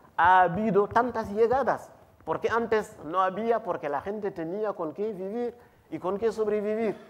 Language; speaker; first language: Spanish; non-native, fluent; Wolof